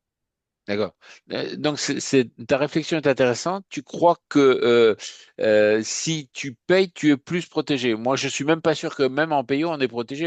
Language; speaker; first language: French; native; French